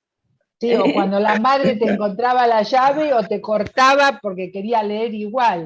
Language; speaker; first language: Spanish; native; Spanish